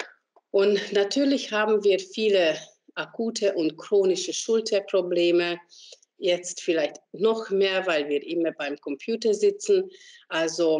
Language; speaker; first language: German; non-native, fluent; Hungarian